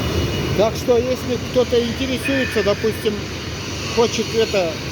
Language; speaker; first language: Russian; non-native, local second language; Kyrgyz